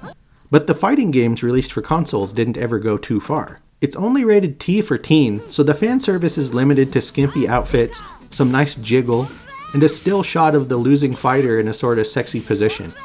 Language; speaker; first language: English; native; English